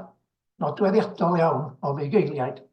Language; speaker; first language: Welsh; native; Welsh